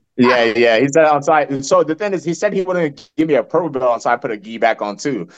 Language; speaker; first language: English; early bilingual, other home language; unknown